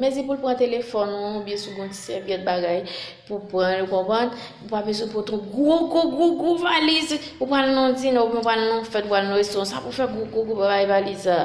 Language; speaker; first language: French; non-native, local second language; Haitian Creole